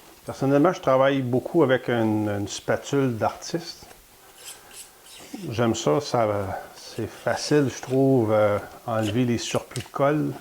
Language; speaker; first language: French; native; French